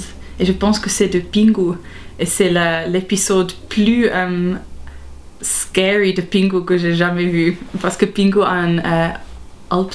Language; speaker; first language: French; non-native, local second language; German